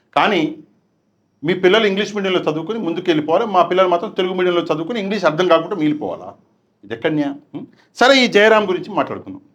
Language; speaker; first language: Telugu; non-native, local second language; Urdu